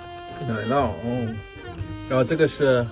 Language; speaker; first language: Chinese; non-native, fluent; German